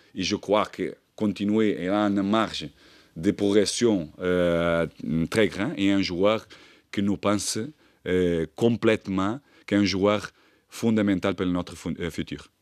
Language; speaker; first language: French; non-native, learner; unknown